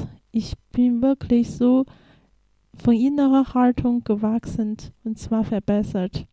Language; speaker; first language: German; non-native, fluent; Chinese